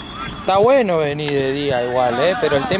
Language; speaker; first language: Spanish; native; Spanish